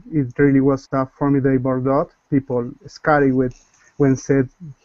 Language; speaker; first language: English; non-native, learner; Spanish